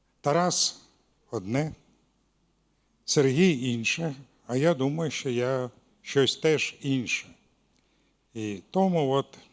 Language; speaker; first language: Ukrainian; non-native, local second language; Russian